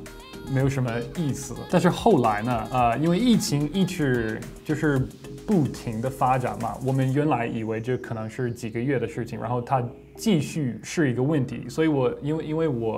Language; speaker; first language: Chinese; non-native, fluent; English